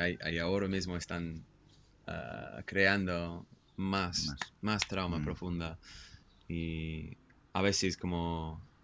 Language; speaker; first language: Spanish; non-native, fluent; English